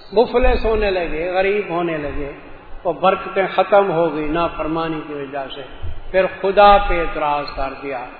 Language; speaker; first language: Urdu; non-native, local second language; Saraiki